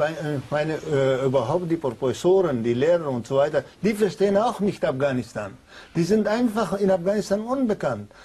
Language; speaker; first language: German; non-native, learner; Pashto